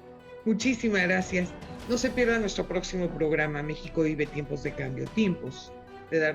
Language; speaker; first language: Spanish; native; Spanish